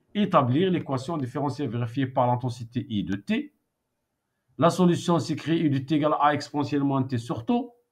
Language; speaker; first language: French; non-native, local second language; Arabic